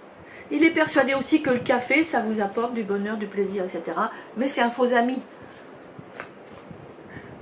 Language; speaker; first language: French; native; French